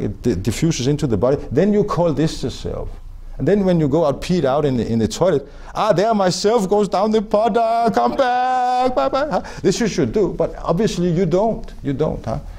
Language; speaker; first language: English; non-native, fluent; Danish